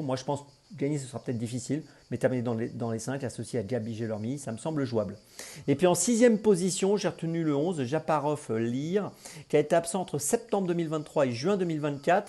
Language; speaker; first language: French; native; French